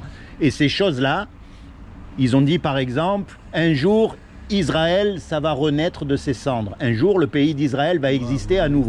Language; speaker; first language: French; native; French